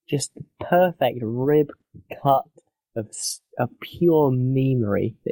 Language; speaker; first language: English; native; English